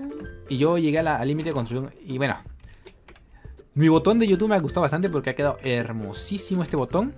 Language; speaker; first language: Spanish; native; Spanish